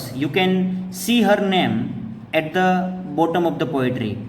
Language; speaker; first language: English; non-native, local second language; Gujarati